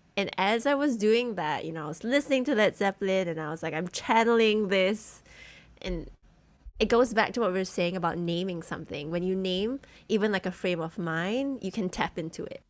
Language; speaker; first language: English; native; English